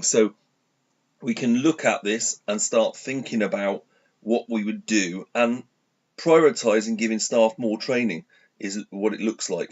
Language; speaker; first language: English; native; English